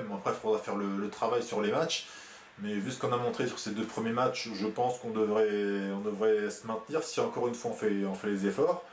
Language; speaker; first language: French; native; French